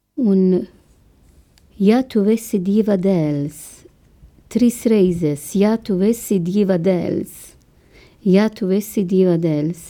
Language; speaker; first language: Latvian; non-native, learner; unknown